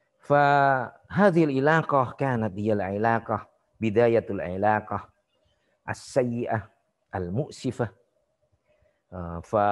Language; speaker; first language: Arabic; non-native, fluent; Indonesian